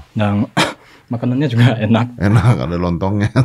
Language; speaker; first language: Indonesian; non-native, fluent; Japanese